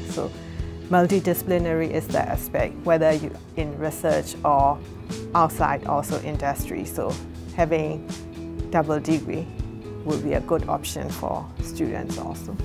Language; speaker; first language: English; non-native, fluent; Burmese